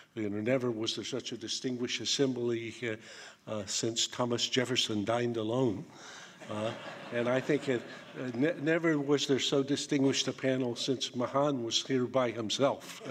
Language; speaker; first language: English; native; English